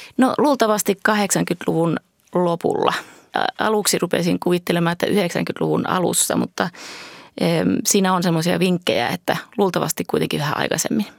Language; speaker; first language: Finnish; early bilingual, heritage; Finnish